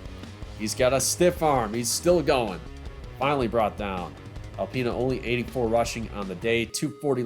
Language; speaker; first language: English; native; English